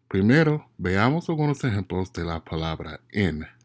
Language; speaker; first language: Spanish; non-native, fluent; English